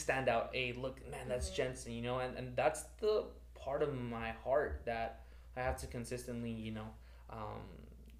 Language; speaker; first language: English; early bilingual, other home language; Spanish